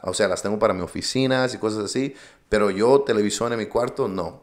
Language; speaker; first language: Spanish; early bilingual, heritage; Spanish